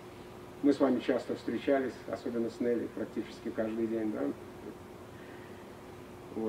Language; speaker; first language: Russian; native; Russian